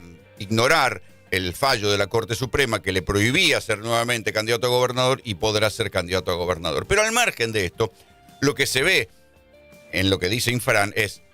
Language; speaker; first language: Spanish; native; Spanish